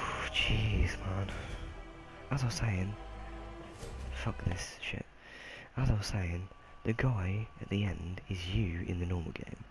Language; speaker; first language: English; native; English